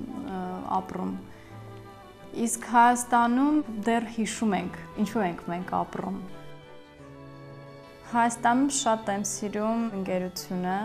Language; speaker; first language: Armenian; early bilingual, heritage; Armenian